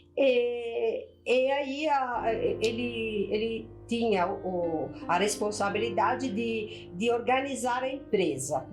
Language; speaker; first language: Portuguese; non-native, fluent; Italian